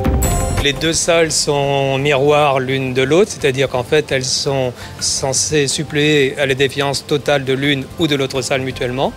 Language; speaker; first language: French; native; French